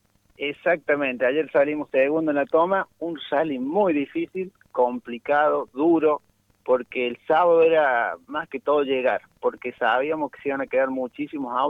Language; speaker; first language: Spanish; native; Spanish